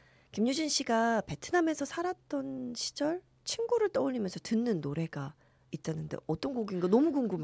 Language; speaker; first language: Korean; native; Korean